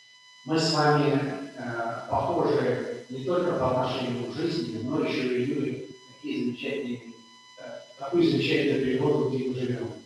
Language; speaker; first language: Russian; native; Russian